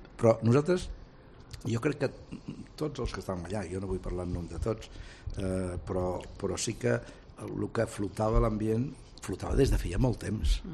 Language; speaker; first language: Catalan; native; Catalan